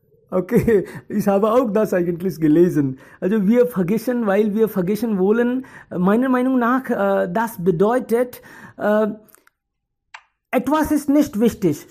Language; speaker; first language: German; non-native, learner; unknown